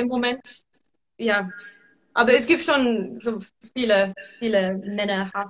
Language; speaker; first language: German; non-native, fluent; English